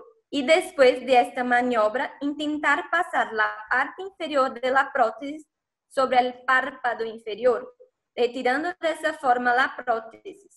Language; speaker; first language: Spanish; non-native, fluent; Portuguese